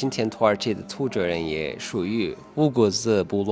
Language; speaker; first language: Chinese; non-native, fluent; Turkish